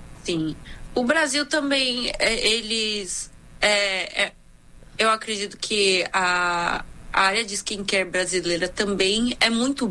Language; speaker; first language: Portuguese; non-native, fluent; Korean